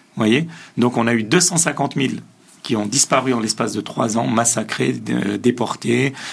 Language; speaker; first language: French; early bilingual, other home language; Assyrian Neo-Aramaic